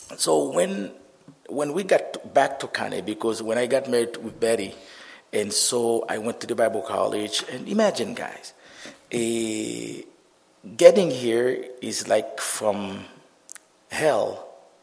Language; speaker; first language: English; non-native, fluent; Haitian Creole